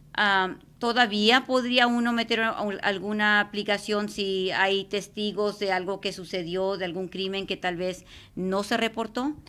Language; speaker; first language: Spanish; native; Spanish